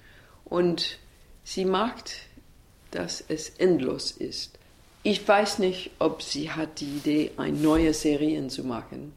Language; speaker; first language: German; non-native, learner; English